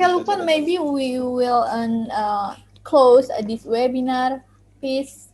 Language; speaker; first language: English; non-native, learner; Indonesian